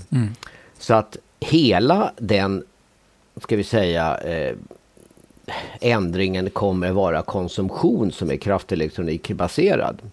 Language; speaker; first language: Swedish; native; Swedish